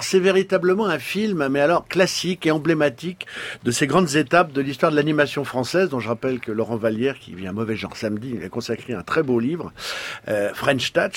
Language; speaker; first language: French; native; French